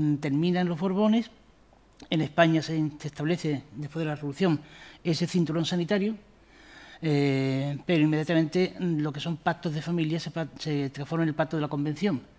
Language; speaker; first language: Spanish; native; Spanish